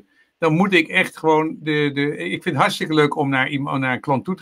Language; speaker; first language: Dutch; native; Dutch